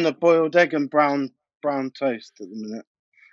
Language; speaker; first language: English; native; English